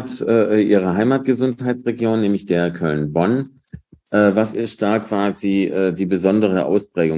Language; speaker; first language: German; native; German